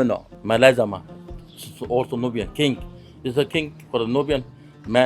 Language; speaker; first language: English; non-native, learner; Arabic